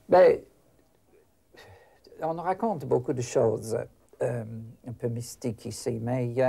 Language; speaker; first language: French; non-native, fluent; English